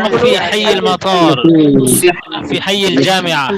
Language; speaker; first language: Arabic; non-native, learner; Bangla